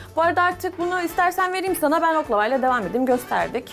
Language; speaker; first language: Turkish; native; Turkish